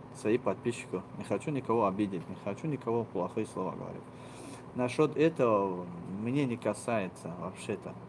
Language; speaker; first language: Russian; non-native, local second language; Tajik